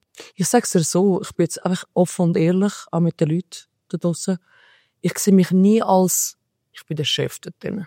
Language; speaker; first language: German; early bilingual, other home language; Albanian